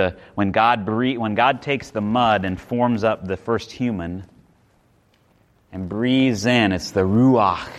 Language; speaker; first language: English; native; English